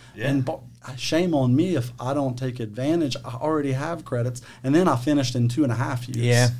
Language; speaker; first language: English; native; English